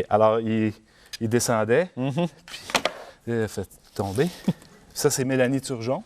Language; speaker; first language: French; native; French